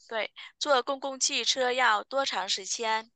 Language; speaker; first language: Chinese; non-native, fluent; Vietnamese